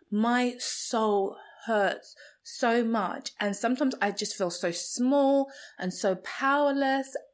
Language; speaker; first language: English; non-native, local second language; Igbo